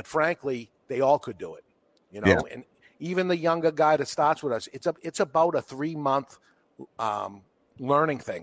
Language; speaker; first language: English; native; English